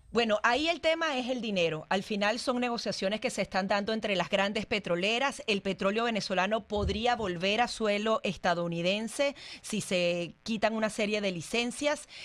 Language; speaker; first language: Spanish; native; Spanish